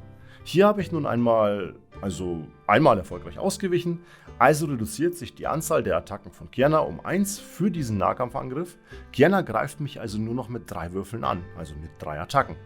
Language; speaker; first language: German; native; German